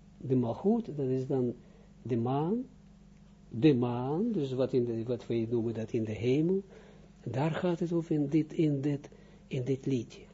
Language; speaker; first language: Dutch; non-native, fluent; Russian